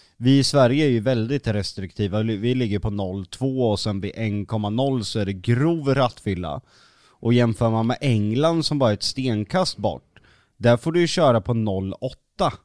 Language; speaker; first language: Swedish; native; Swedish